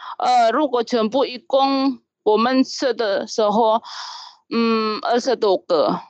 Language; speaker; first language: Chinese; non-native, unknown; Indonesian